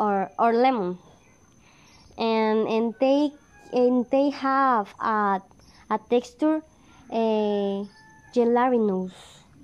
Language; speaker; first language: English; non-native, learner; Spanish